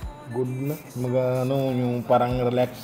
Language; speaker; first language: Filipino; non-native, fluent; Punjabi